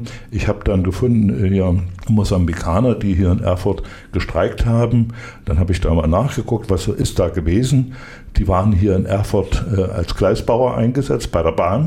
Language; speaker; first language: German; native; German